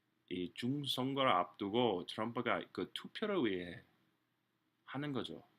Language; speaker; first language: Korean; non-native, fluent; English